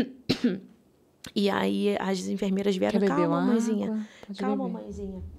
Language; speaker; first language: Portuguese; native; Portuguese